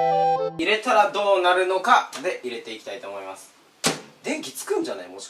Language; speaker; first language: Japanese; native; Japanese